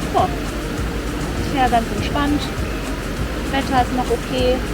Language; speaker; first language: German; native; German